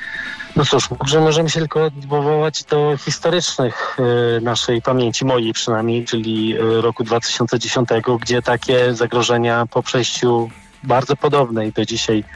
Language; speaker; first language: Polish; native; Polish